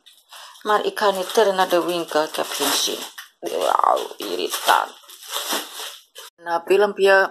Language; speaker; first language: Dutch; non-native, learner; Indonesian